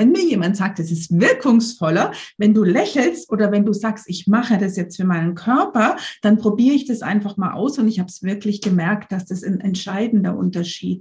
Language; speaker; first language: German; native; German